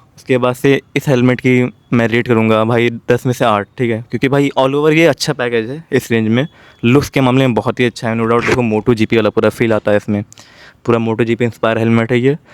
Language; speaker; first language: Hindi; native; Hindi